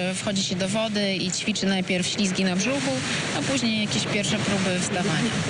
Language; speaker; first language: Polish; native; Polish